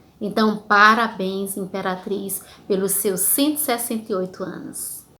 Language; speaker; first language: Portuguese; native; Portuguese